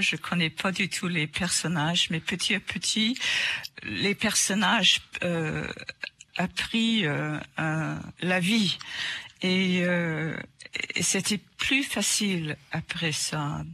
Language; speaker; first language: French; non-native, fluent; English